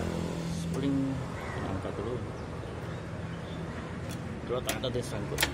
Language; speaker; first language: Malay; non-native, local second language; Chinese